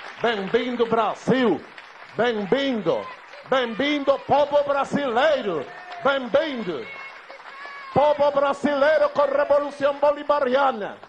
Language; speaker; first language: Portuguese; non-native, learner; Spanish